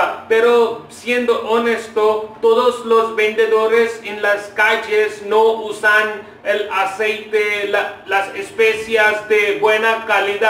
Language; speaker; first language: Spanish; non-native, fluent; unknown